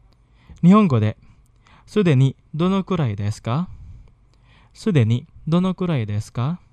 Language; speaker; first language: Japanese; non-native, fluent; Indonesian